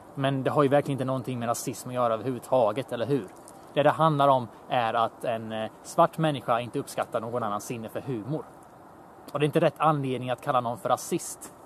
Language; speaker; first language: Swedish; early bilingual, other home language; Bosnian